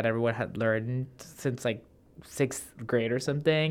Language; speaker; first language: English; non-native, fluent; Spanish